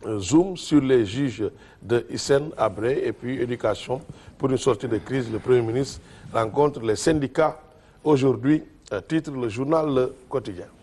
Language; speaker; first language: French; non-native, local second language; Wolof